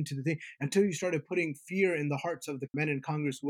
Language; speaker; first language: English; native; English